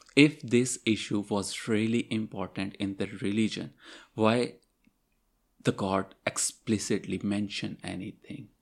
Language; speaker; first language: English; non-native, local second language; Urdu